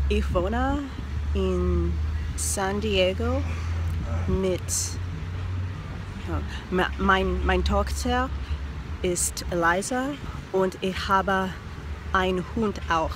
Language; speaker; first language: German; non-native, learner; English